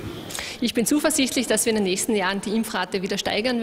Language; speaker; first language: German; native; German